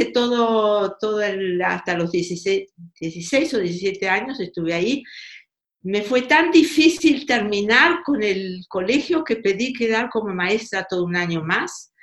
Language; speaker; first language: Spanish; native; Spanish